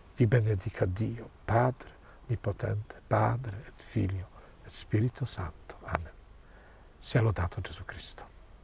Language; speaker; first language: Italian; non-native, fluent; Polish